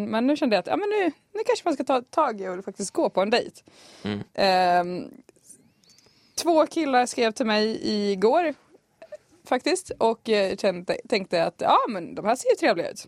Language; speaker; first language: Swedish; native; Swedish